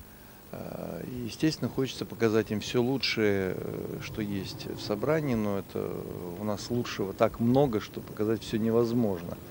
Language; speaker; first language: Russian; native; Russian